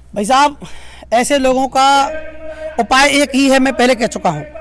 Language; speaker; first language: Hindi; native; Hindi